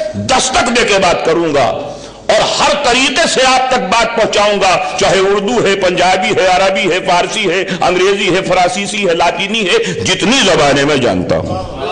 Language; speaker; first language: Urdu; native; Urdu